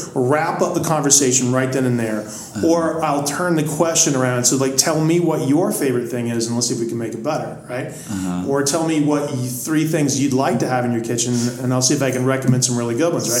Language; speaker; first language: English; native; English